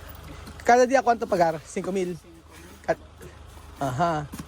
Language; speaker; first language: Spanish; non-native, learner; Filipino